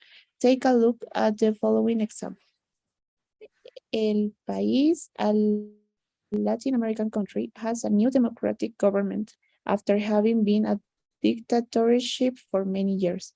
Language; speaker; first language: English; non-native, learner; Spanish